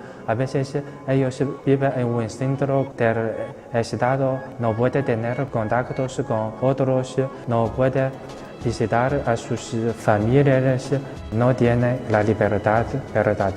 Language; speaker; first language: Spanish; non-native, learner; Chinese